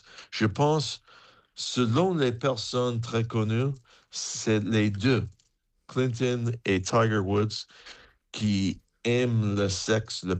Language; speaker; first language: French; non-native, fluent; English